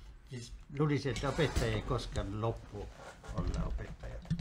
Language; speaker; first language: Finnish; non-native, fluent; Italian